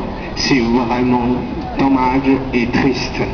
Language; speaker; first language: French; non-native, learner; Korean